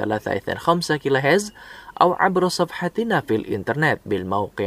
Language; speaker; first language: Arabic; non-native, fluent; Indonesian